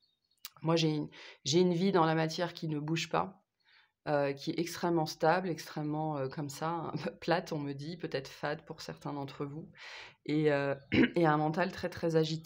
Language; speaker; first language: French; native; French